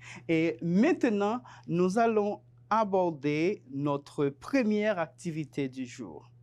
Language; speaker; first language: French; non-native, fluent; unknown